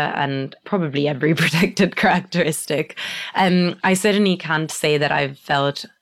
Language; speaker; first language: English; non-native, fluent; Italian